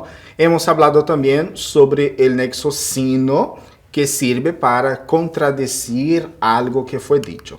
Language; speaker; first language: Spanish; non-native, fluent; Portuguese